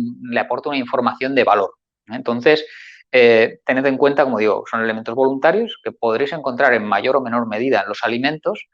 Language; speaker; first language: Spanish; native; Spanish